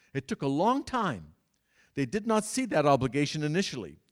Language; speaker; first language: English; native; English